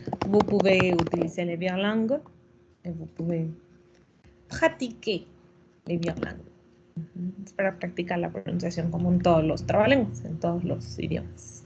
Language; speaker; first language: French; non-native, fluent; Spanish